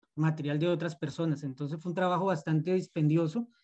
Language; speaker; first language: Spanish; native; Spanish